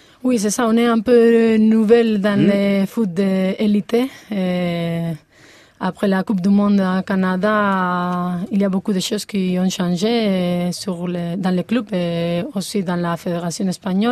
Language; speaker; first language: French; non-native, fluent; Spanish